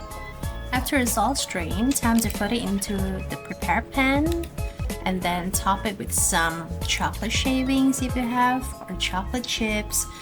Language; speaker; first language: English; non-native, local second language; Indonesian